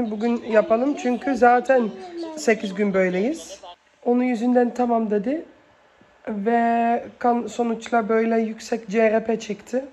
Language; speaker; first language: Turkish; early bilingual, heritage; Turkish